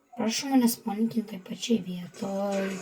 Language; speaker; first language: Lithuanian; native; Lithuanian